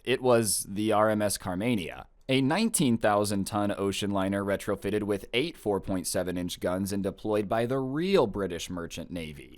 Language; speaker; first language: English; native; English